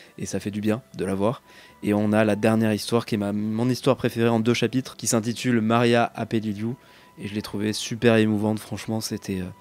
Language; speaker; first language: French; native; French